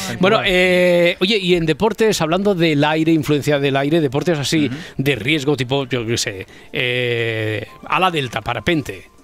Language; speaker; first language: Spanish; native; Spanish